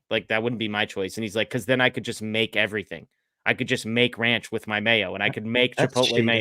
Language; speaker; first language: English; native; English